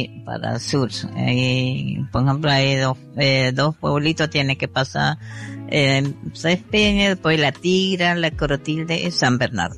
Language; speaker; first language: Spanish; non-native, local second language; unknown